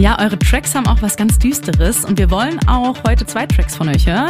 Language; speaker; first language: German; native; German